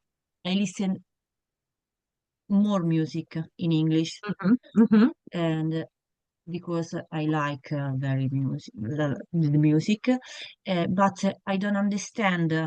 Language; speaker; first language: English; non-native, learner; Italian